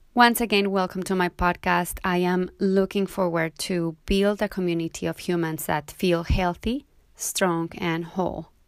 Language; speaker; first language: English; non-native, fluent; Spanish